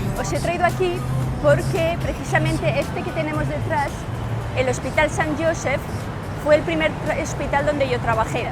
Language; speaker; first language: Spanish; native; Spanish